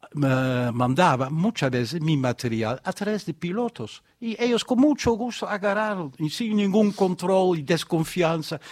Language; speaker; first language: Spanish; non-native, fluent; Dutch